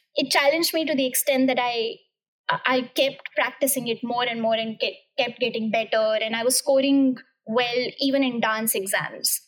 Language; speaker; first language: English; non-native, local second language; Hindi